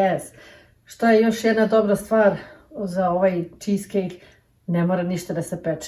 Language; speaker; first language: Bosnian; early bilingual, heritage; Serbian